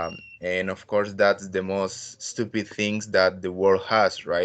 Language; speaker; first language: English; non-native, learner; Spanish